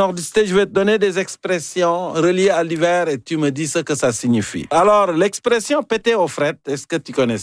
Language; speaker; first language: French; native; French